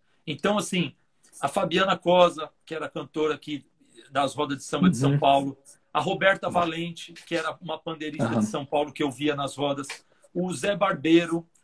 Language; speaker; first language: Portuguese; native; Portuguese